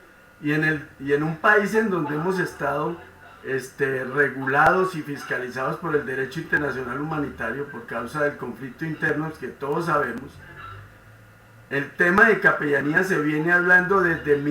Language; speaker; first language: Spanish; native; Spanish